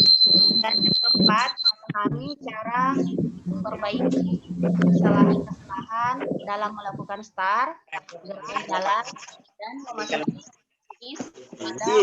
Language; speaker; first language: Indonesian; non-native, local second language; Buginese